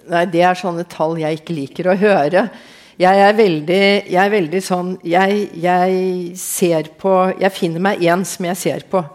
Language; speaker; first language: Norwegian; native; Norwegian